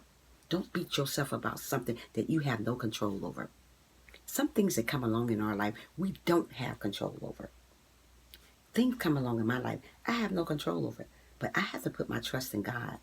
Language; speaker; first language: English; native; English